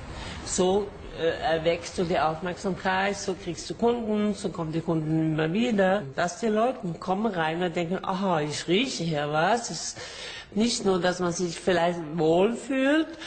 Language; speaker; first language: German; non-native, fluent; Norwegian